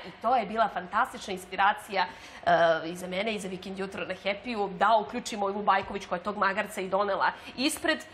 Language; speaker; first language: Serbian; native; Serbian